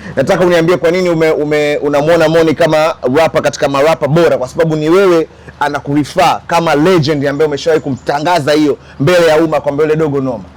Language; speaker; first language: Swahili; native; Swahili